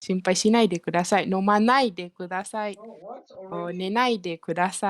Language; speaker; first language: Japanese; non-native, learner; Malay